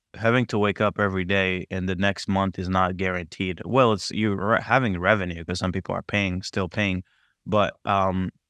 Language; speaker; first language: English; non-native, local second language; Kinyarwanda